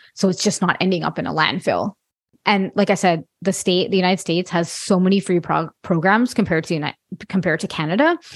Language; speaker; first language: English; non-native, fluent; French